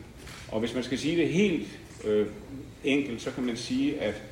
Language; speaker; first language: Danish; native; Danish